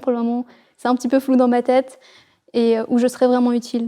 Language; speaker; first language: French; native; French